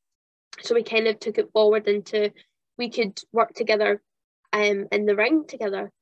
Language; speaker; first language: English; native; English